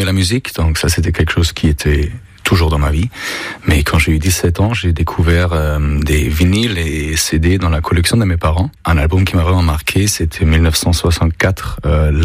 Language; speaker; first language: French; non-native, fluent; German